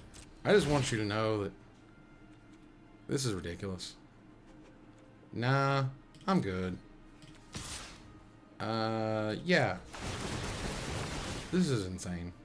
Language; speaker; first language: English; native; English